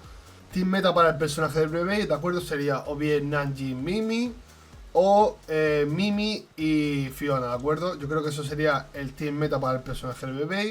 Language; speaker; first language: Spanish; native; Spanish